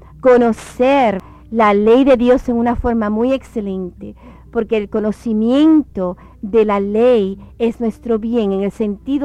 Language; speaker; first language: Spanish; native; Spanish